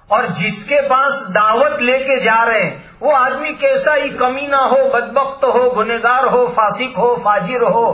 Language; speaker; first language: Urdu; non-native, local second language; Gujarati